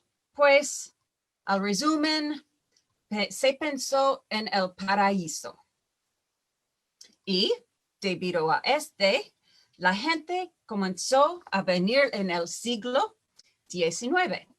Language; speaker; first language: Spanish; non-native, fluent; English